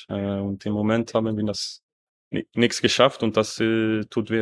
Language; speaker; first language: German; non-native, learner; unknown